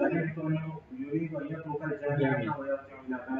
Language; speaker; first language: Arabic; non-native, fluent; Urdu